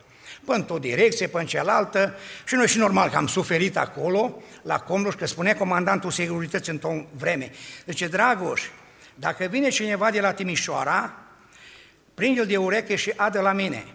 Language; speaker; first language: Romanian; native; Romanian